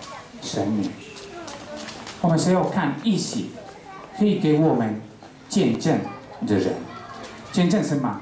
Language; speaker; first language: Chinese; non-native, fluent; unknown